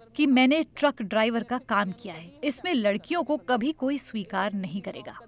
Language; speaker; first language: Hindi; native; Hindi